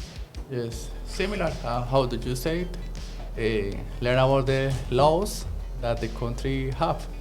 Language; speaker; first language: English; non-native, learner; Spanish